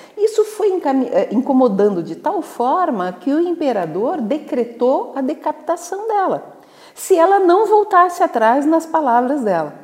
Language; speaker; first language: Portuguese; native; Portuguese